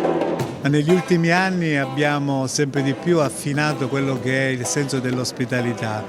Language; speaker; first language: Italian; native; Italian